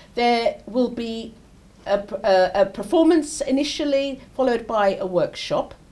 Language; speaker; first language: Turkish; early bilingual, heritage; Turkish